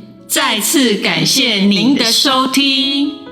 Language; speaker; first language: Chinese; native; Chinese